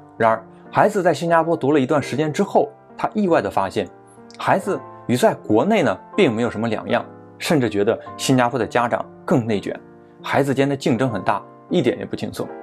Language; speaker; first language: Chinese; native; Chinese